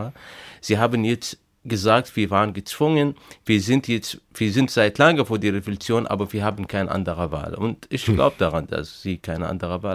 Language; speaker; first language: German; non-native, fluent; Arabic